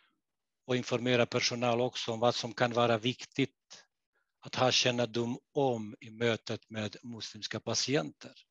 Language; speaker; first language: Swedish; non-native, fluent; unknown